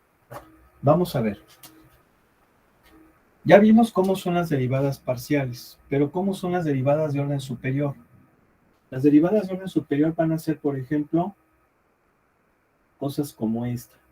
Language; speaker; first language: Spanish; native; Spanish